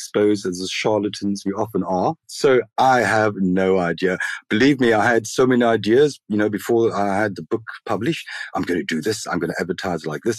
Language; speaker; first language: English; native; English